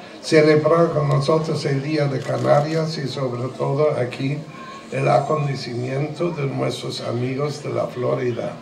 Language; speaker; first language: Spanish; non-native, fluent; German